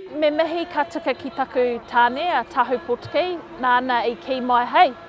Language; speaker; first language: Māori; non-native, local second language; English